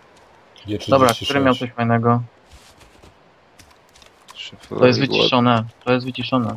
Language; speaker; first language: Polish; native; Polish